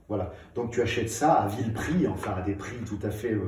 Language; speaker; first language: French; native; French